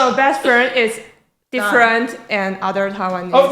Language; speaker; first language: English; non-native, learner; Chinese